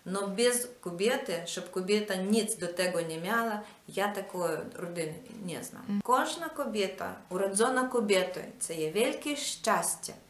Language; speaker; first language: Polish; non-native, learner; Ukrainian